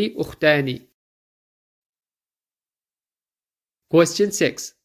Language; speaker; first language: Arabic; non-native, fluent; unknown